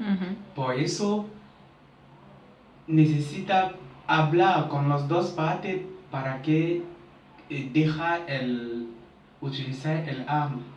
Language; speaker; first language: Spanish; non-native, learner; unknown